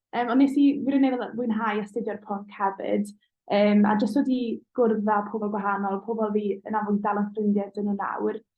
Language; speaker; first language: Welsh; native; Welsh